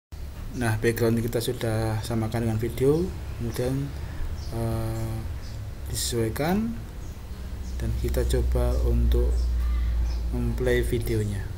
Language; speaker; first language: Indonesian; native; Indonesian